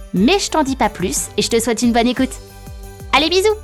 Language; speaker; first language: French; native; French